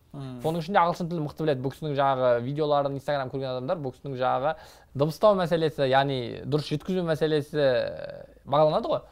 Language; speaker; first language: Kazakh; native; Kazakh